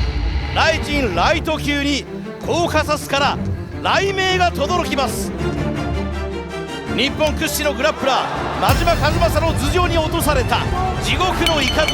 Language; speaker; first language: Japanese; native; Japanese